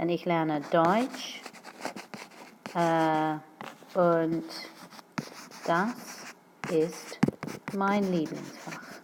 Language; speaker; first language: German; non-native, fluent; English